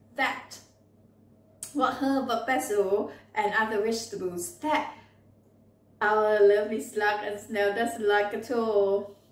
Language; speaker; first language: English; non-native, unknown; Thai